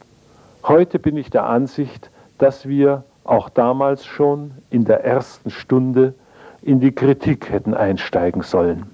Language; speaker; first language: German; native; German